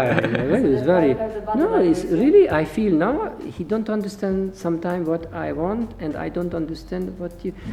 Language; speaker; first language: English; non-native, learner; Hungarian